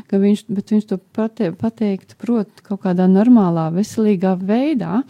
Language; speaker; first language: Latvian; native; Latvian